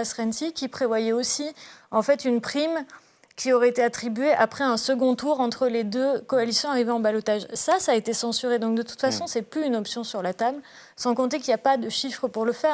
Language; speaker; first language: French; native; French